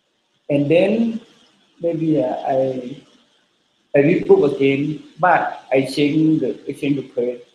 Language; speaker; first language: English; non-native, learner; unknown